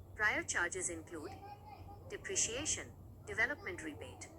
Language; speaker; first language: English; non-native, local second language; Marathi